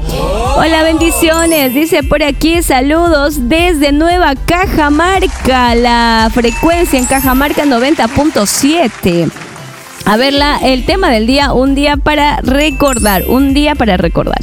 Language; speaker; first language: Spanish; native; Spanish